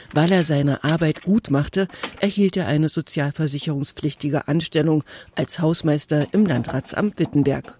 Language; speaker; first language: German; native; German